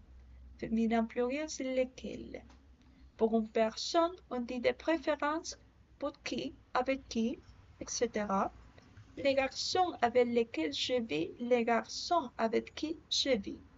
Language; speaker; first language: French; non-native, learner; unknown